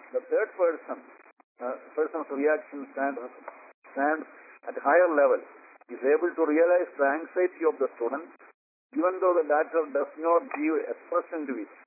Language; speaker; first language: English; non-native, local second language; Malayalam